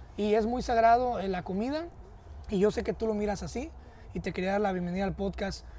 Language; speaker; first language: Spanish; early bilingual, heritage; Spanish